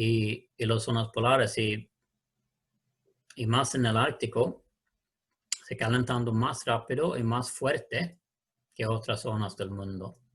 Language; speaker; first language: Spanish; non-native, learner; Swedish